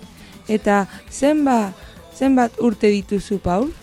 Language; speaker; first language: Basque; non-native, learner; Spanish